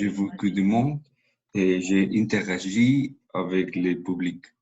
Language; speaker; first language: French; non-native, learner; Spanish